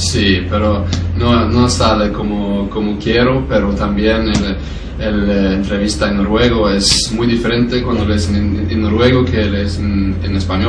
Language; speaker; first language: Spanish; non-native, fluent; Norwegian